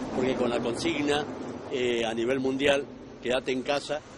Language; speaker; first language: Spanish; native; Spanish